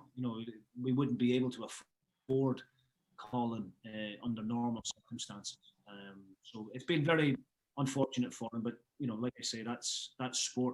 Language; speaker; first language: English; native; English